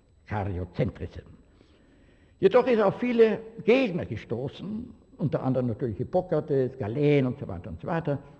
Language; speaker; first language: German; native; German